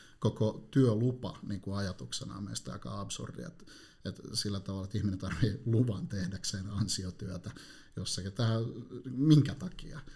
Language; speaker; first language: Finnish; native; Finnish